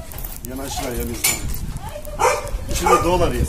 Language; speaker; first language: Russian; non-native, learner; Turkish